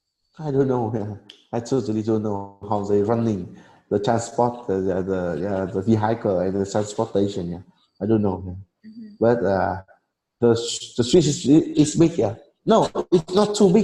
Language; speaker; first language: English; non-native, learner; Vietnamese